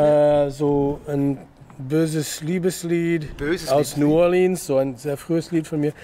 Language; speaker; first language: German; non-native, fluent; English